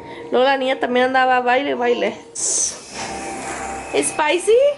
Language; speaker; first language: Spanish; early bilingual, heritage; Spanish